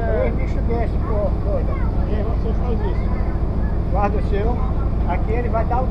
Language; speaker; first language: Portuguese; native; Portuguese